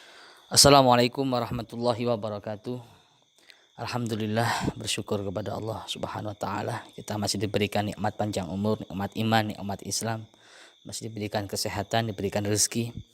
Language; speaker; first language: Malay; non-native, local second language; Javanese